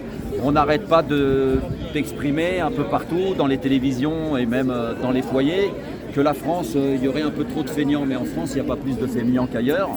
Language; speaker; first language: French; native; French